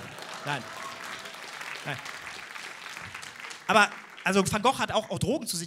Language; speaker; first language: German; native; German